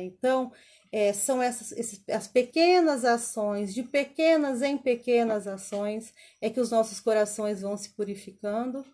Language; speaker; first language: Portuguese; native; Portuguese